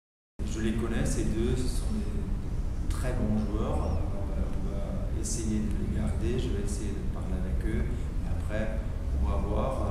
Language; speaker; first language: French; non-native, fluent; German